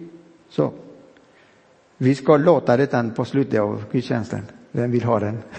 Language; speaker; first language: Swedish; non-native, fluent; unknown